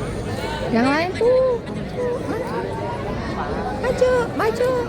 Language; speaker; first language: Indonesian; native; Indonesian